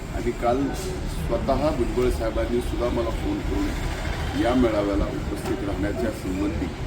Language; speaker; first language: Marathi; native; Marathi